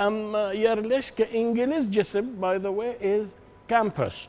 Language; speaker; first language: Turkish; non-native, learner; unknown